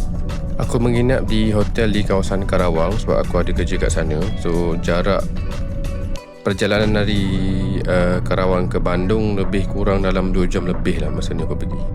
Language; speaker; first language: Malay; native; Malay